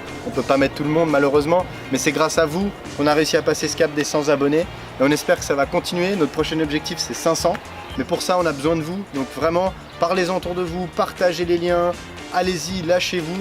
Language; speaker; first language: French; native; French